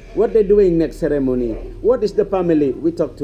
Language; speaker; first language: English; non-native, learner; Balinese